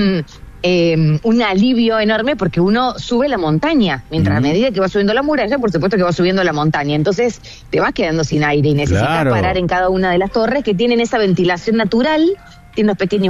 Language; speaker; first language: Spanish; native; Spanish